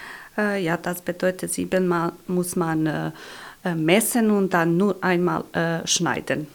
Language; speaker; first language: German; non-native, learner; Croatian